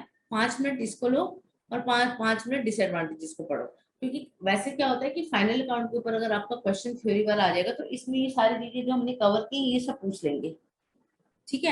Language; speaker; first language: Hindi; native; Hindi